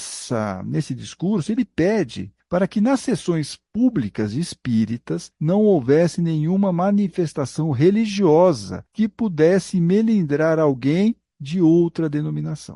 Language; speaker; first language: Portuguese; native; Portuguese